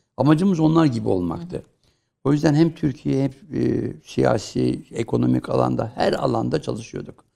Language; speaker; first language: Turkish; native; Turkish